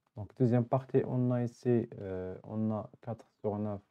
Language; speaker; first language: French; non-native, local second language; Arabic